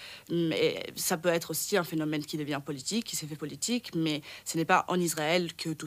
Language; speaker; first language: French; non-native, fluent; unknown